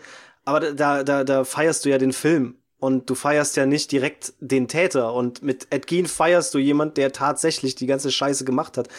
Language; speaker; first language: German; native; German